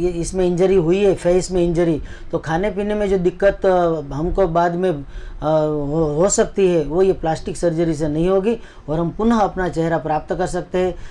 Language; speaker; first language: Hindi; non-native, local second language; Gujarati